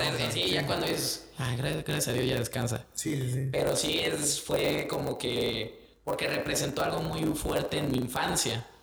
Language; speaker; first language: Spanish; native; Spanish